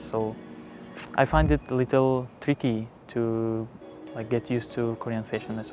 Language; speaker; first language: English; non-native, fluent; Uzbek